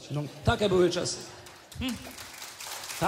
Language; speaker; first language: Polish; native; Polish